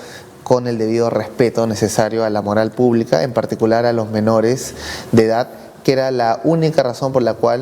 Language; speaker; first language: Spanish; native; Spanish